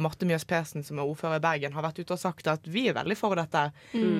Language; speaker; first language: Norwegian; native; Norwegian